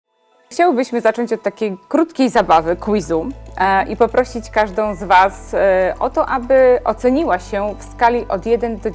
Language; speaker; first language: Polish; native; Polish